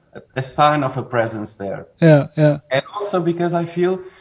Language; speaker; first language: English; non-native, fluent; Portuguese